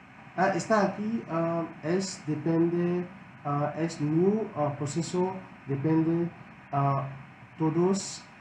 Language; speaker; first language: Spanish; non-native, learner; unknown